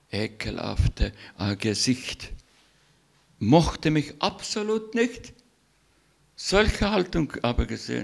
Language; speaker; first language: German; non-native, learner; Russian